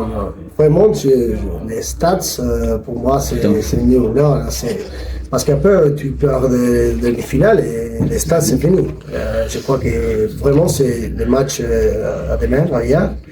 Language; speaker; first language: French; non-native, learner; Spanish